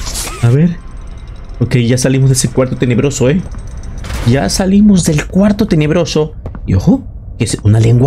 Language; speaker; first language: Spanish; native; Spanish